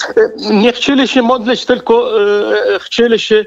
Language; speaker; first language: Polish; non-native, fluent; Arabic